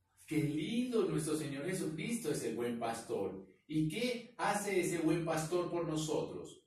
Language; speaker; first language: Spanish; native; Spanish